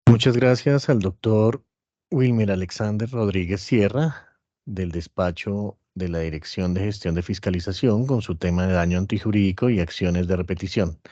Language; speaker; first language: Spanish; native; Spanish